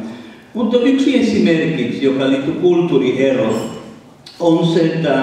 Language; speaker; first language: Finnish; non-native, fluent; Spanish